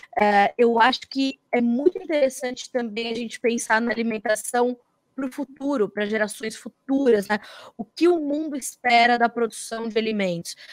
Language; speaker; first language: Portuguese; native; Portuguese